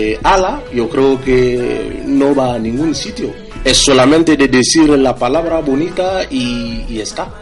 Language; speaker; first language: Spanish; non-native, fluent; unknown